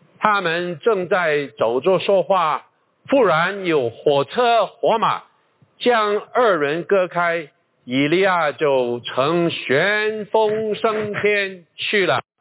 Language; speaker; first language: Chinese; non-native, local second language; Cantonese